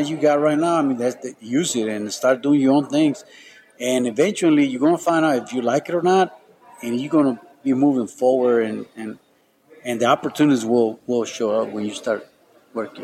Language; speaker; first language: English; non-native, fluent; Spanish